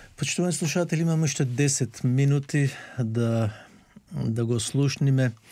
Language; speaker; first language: Macedonian; native; Macedonian